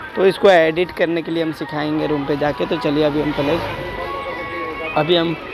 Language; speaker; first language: Hindi; native; Hindi